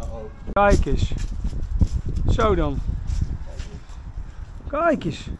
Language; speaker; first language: Dutch; native; Dutch